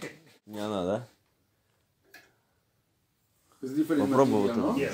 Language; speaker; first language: Russian; native; Russian